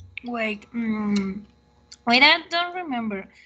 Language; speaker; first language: English; non-native, learner; Spanish